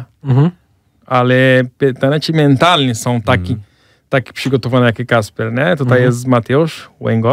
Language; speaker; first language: Polish; non-native, fluent; Portuguese